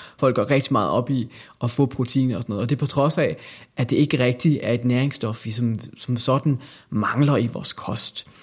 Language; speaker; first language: Danish; native; Danish